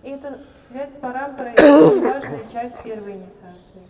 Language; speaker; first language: Russian; native; Russian